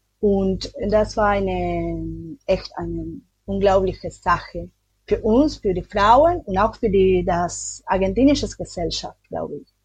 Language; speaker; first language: German; non-native, learner; Spanish